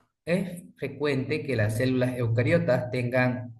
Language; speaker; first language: Spanish; native; Spanish